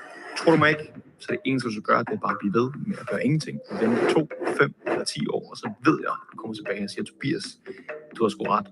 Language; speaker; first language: Danish; native; Danish